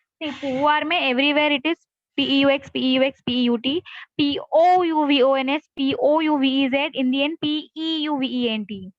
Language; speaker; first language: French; non-native, fluent; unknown